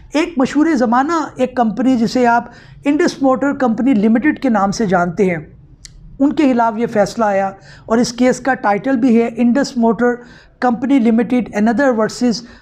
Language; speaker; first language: Urdu; non-native, local second language; Punjabi